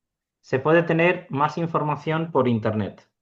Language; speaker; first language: Spanish; non-native, fluent; Urdu